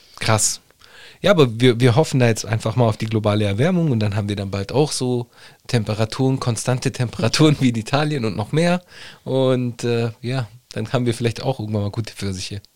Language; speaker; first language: German; early bilingual, other home language; Italian